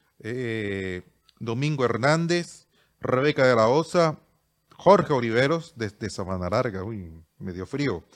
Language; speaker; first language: Spanish; native; Spanish